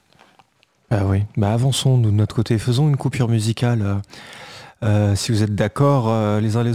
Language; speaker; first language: French; native; French